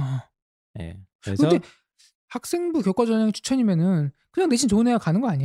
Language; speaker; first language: Korean; native; Korean